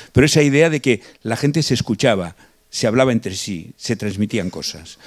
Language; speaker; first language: Spanish; non-native, local second language; Catalan